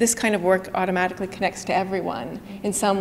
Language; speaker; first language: English; native; English